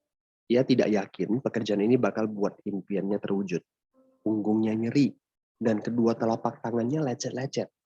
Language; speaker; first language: Indonesian; native; Indonesian